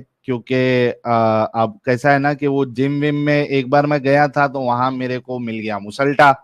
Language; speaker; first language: Hindi; native; Hindi